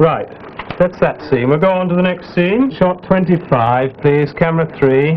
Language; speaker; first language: English; native; English